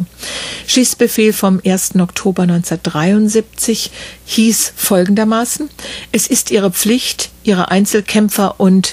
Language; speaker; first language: German; native; German